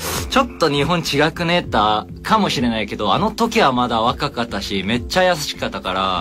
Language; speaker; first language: Japanese; non-native, fluent; Korean